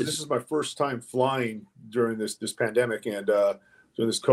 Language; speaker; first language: English; early bilingual, other home language; Spanish